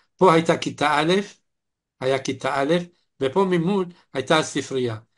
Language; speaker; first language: Hebrew; non-native, fluent; Arabic